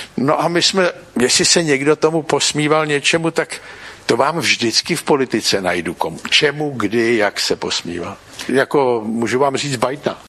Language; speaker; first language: Czech; native; Czech